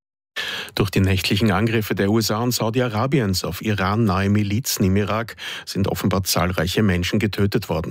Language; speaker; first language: German; native; German